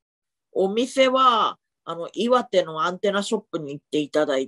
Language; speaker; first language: Japanese; native; Japanese